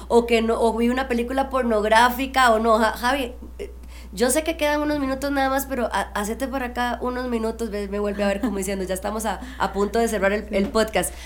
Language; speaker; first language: Spanish; native; Spanish